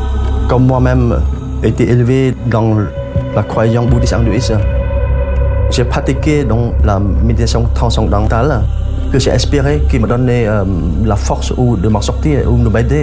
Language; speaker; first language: French; non-native, fluent; Khmer